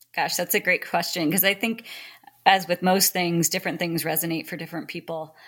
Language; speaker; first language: English; native; English